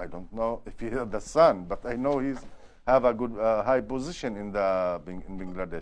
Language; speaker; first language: English; non-native, learner; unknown